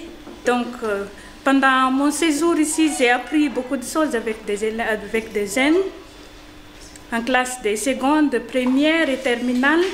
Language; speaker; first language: French; non-native, local second language; Malagasy